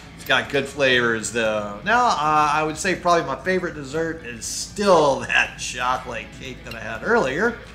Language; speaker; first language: English; native; English